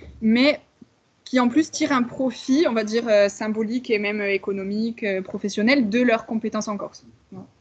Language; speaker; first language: French; native; French